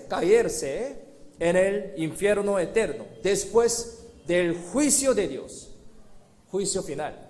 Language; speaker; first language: Spanish; non-native, fluent; Korean